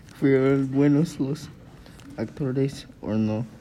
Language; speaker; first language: Spanish; non-native, learner; English